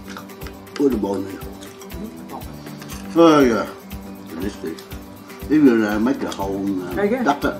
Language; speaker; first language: English; non-native, learner; Vietnamese